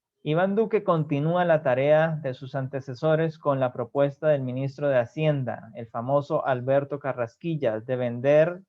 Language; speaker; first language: Spanish; native; Spanish